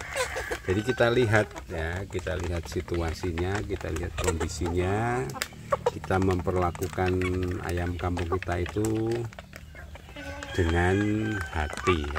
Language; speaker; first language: Indonesian; native; Indonesian